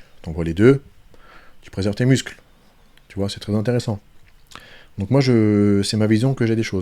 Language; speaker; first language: French; native; French